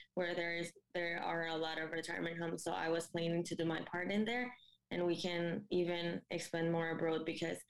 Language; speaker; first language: English; non-native, fluent; Spanish